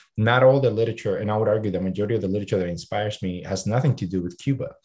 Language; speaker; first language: English; non-native, fluent; Spanish